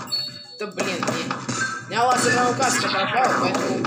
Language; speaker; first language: Russian; native; Russian